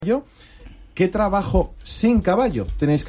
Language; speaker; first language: Spanish; native; Spanish